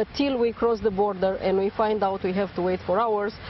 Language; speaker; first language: English; non-native, fluent; Romanian